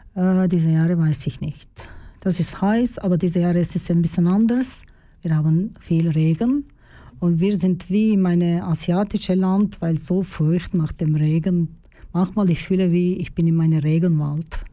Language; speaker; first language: German; non-native, learner; Turkish